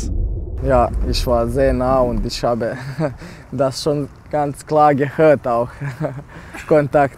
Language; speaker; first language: German; non-native, fluent; Serbian